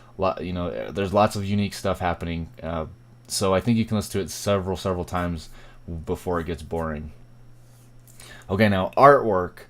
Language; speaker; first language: English; native; English